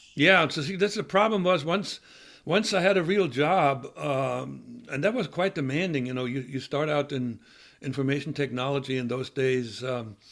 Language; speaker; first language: English; non-native, fluent; German